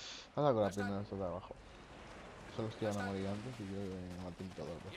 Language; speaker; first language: Spanish; native; Spanish